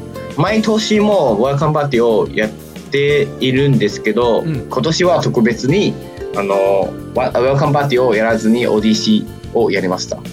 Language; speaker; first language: Japanese; non-native, fluent; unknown